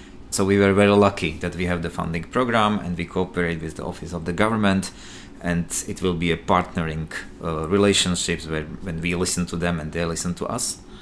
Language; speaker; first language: English; non-native, fluent; Slovak